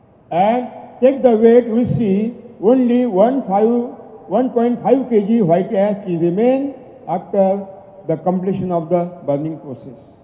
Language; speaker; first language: English; non-native, local second language; Marathi